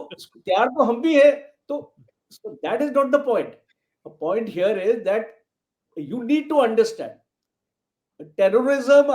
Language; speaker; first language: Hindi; native; Hindi